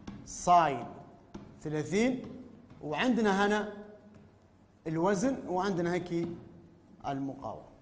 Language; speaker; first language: Arabic; native; Arabic